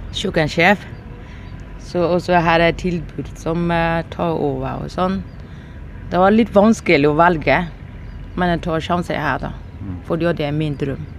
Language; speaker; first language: Norwegian; non-native, learner; Burmese